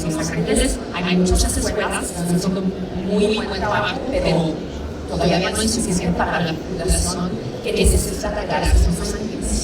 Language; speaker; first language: Spanish; early bilingual, heritage; Spanish